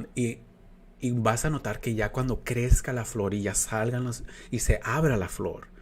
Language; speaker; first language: Spanish; early bilingual, other home language; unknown